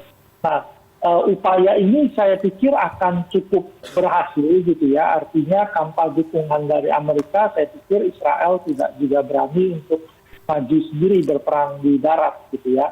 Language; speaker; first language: Indonesian; native; Indonesian